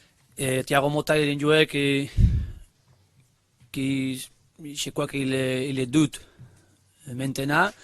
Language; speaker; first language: French; non-native, learner; Spanish